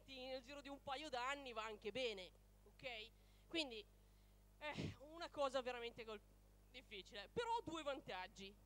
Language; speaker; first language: Italian; native; Italian